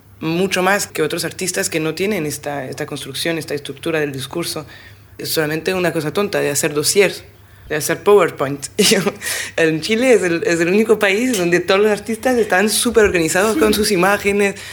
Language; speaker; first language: Spanish; non-native, fluent; French